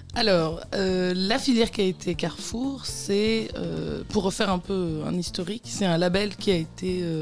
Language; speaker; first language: French; native; French